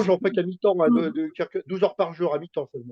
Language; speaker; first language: French; native; French